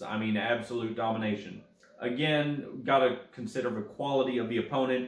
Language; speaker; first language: English; native; English